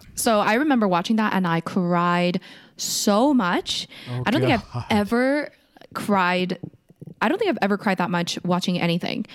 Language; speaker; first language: English; early bilingual, other home language; Korean